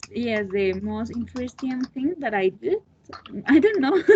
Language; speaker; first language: English; non-native, learner; Spanish